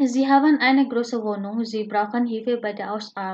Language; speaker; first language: German; non-native, fluent; Indonesian